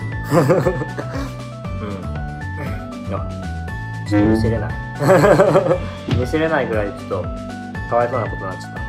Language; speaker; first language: Japanese; native; Japanese